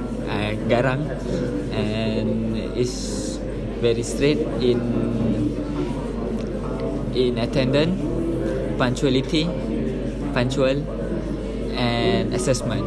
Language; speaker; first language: English; non-native, local second language; Malay